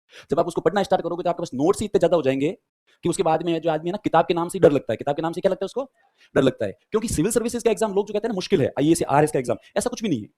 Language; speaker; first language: Hindi; native; Hindi